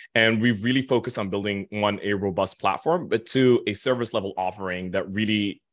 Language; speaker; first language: English; non-native, fluent; Arabic